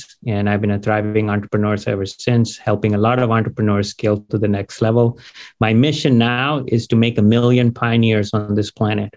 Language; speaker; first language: English; non-native, local second language; Gujarati